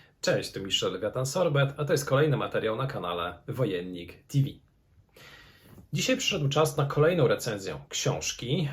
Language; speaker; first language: Polish; native; Polish